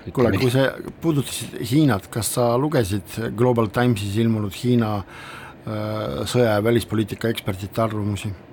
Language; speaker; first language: Estonian; non-native, local second language; Russian